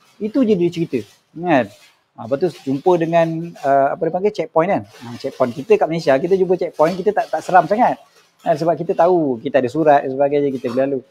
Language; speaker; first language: Malay; native; Malay